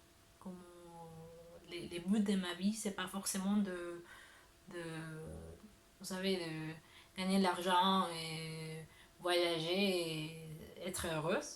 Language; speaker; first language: French; non-native, learner; Spanish